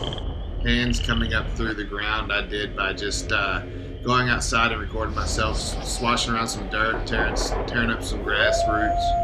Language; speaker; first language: English; native; English